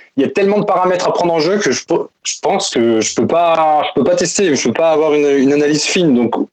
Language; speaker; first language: French; native; French